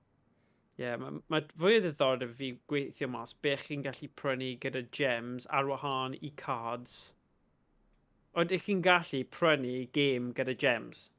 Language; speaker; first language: Welsh; native; Welsh